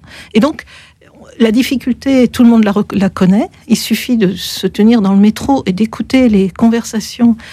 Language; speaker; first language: French; native; French